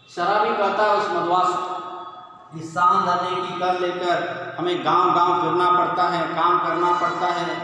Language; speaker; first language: Hindi; non-native, local second language; Kannada